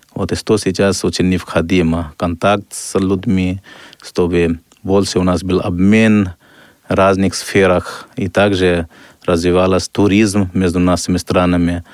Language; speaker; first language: Russian; non-native, fluent; Hindi